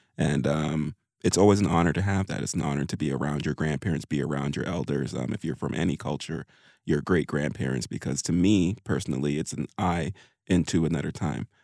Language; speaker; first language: English; native; English